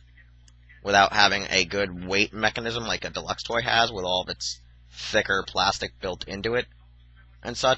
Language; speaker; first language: English; native; English